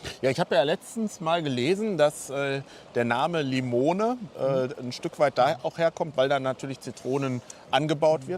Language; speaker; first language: German; native; German